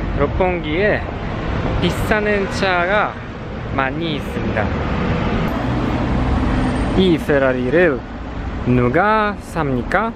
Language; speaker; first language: Korean; non-native, learner; Polish